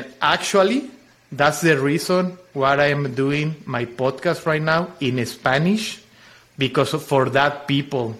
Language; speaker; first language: English; non-native, fluent; Spanish